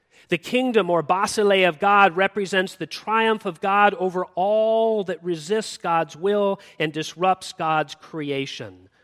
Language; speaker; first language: English; native; English